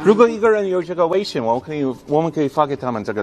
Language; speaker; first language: Chinese; non-native, fluent; English